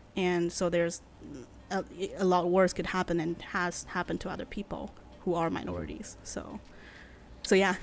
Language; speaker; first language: English; non-native, fluent; Chinese